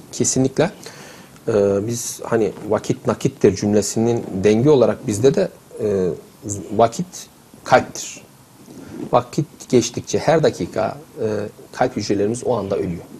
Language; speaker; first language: Turkish; native; Turkish